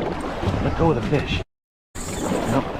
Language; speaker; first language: English; native; English